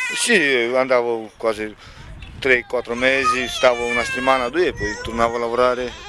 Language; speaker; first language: Italian; non-native, learner; Romanian